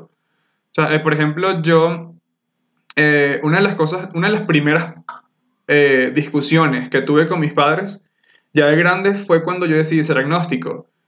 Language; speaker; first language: Spanish; native; Spanish